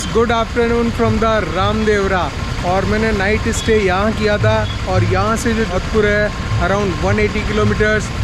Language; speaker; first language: Hindi; native; Hindi